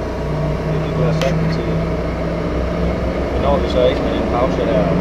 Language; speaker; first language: Danish; native; Danish